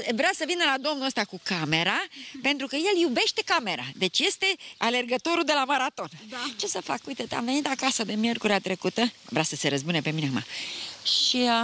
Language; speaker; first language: Romanian; native; Romanian